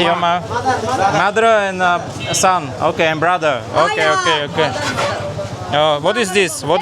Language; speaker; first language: English; non-native, learner; Slovak